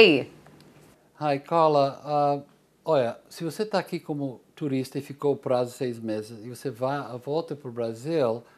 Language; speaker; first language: Portuguese; non-native, fluent; English